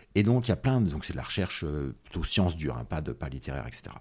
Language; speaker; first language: French; native; French